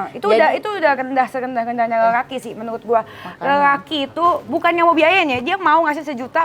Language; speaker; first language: Indonesian; native; Indonesian